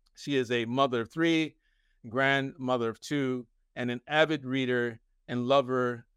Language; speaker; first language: English; native; English